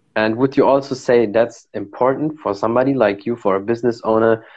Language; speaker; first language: English; non-native, fluent; Arabic